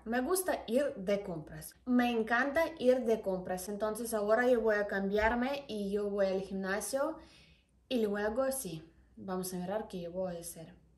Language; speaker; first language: Spanish; non-native, learner; Ukrainian